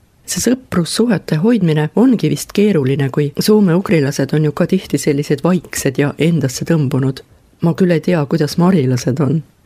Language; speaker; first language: Estonian; native; Estonian